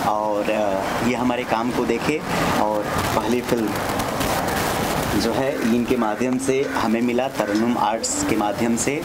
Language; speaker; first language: Hindi; native; Hindi